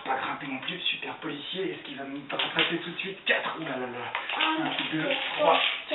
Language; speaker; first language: French; native; French